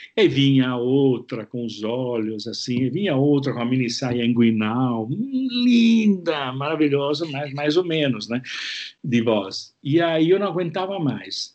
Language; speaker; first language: Portuguese; non-native, fluent; Italian